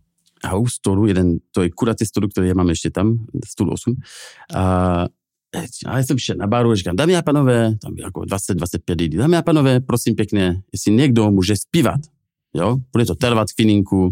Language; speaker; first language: Czech; non-native, fluent; French